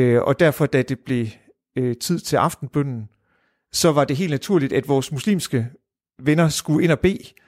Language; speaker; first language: Danish; native; Danish